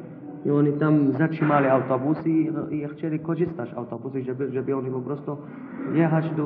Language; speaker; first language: Polish; non-native, learner; Arabic